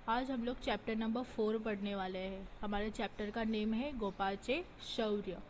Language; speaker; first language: Hindi; non-native, local second language; Marathi